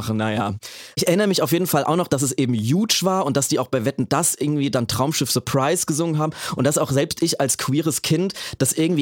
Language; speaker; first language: German; native; German